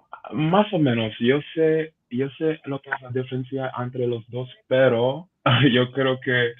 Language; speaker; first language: Spanish; non-native, learner; English